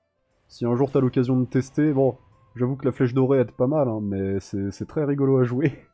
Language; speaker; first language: French; native; French